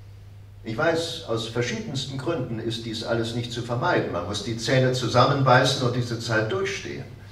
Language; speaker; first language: German; native; German